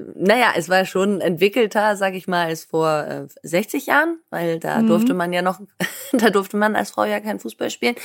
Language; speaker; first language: German; native; German